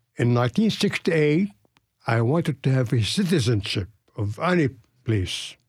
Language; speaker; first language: English; non-native, fluent; Arabic